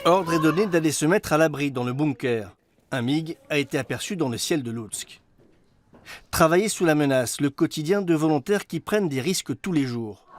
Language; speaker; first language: French; native; French